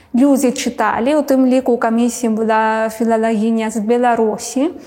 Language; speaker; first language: Belarusian; non-native, fluent; Spanish